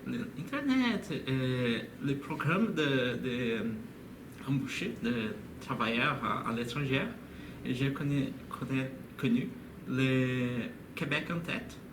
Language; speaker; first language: French; non-native, learner; Spanish